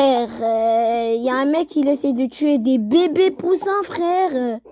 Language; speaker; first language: French; native; French